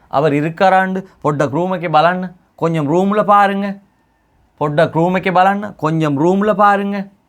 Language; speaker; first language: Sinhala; non-native, local second language; Tamil